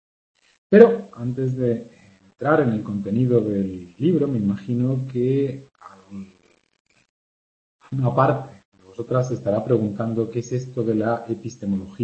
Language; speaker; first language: Spanish; native; Spanish